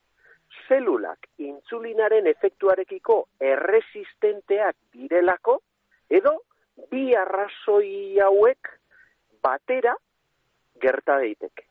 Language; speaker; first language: Basque; native; Basque